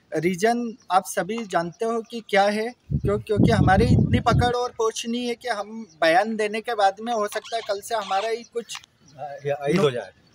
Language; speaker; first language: Hindi; native; Hindi